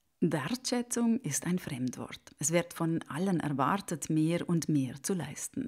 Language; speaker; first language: German; native; German